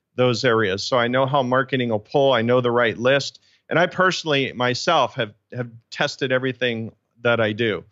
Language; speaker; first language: English; native; English